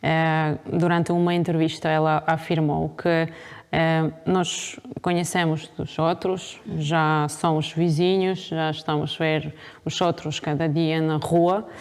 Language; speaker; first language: Portuguese; non-native, fluent; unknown